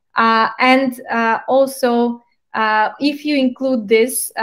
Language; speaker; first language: English; non-native, fluent; Bulgarian